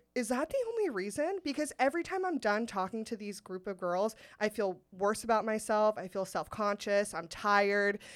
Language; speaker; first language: English; native; English